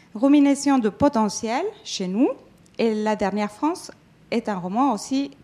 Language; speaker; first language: French; non-native, fluent; Spanish